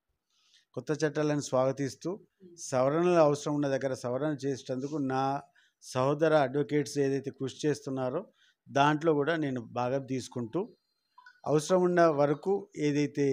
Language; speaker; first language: Telugu; native; Telugu